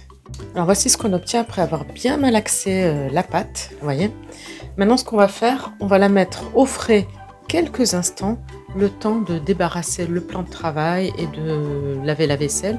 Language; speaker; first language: French; native; French